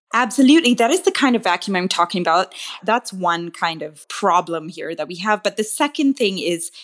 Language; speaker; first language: English; non-native, local second language; Tamil